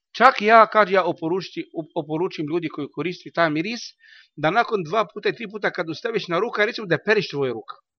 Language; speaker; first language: Bosnian; non-native, learner; Arabic